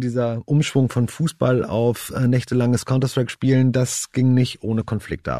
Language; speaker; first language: German; native; German